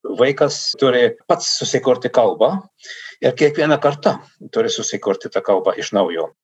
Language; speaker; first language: Lithuanian; non-native, fluent; Dutch